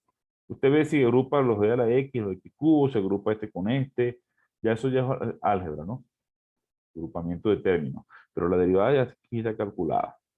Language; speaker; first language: Spanish; native; Spanish